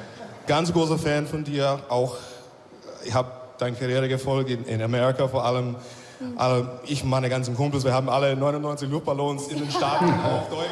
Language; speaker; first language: German; non-native, fluent; English